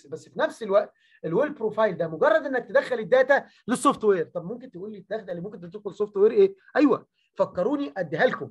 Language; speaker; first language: Arabic; native; Arabic